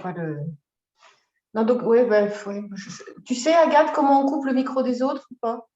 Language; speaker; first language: French; native; French